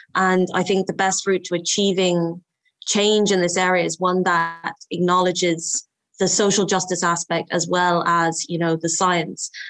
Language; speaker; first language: English; native; English